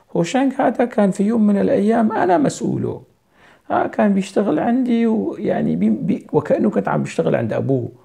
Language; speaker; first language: Arabic; non-native, local second language; Kurdish